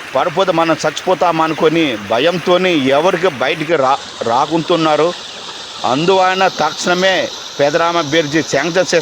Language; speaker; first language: Telugu; non-native, local second language; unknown